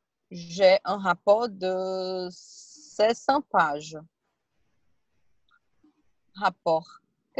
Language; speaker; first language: French; non-native, learner; Portuguese